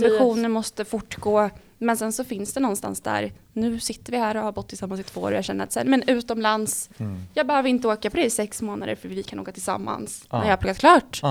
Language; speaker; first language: Swedish; native; Swedish